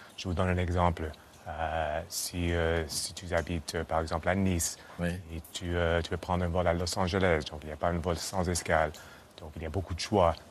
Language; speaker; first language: French; non-native, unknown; English